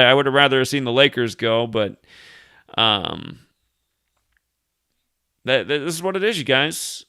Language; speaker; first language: English; native; English